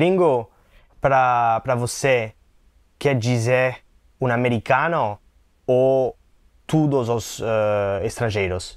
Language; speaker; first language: Portuguese; non-native, learner; English